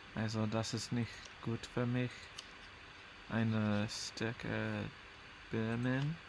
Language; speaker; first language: German; non-native, learner; English